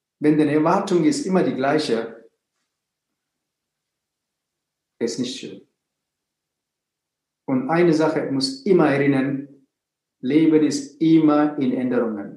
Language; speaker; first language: German; non-native, fluent; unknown